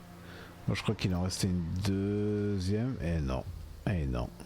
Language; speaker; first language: French; native; French